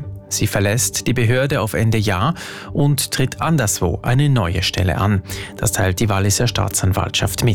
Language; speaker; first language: German; native; German